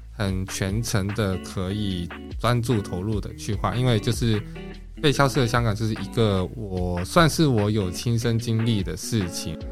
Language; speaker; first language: Chinese; non-native, local second language; Japanese